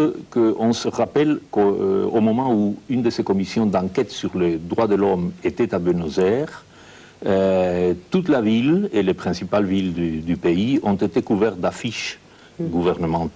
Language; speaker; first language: French; non-native, fluent; Spanish